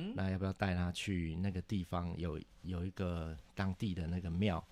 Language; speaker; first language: Chinese; native; Chinese